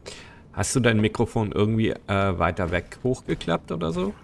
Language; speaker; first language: German; native; German